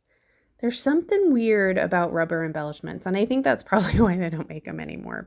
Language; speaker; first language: English; native; English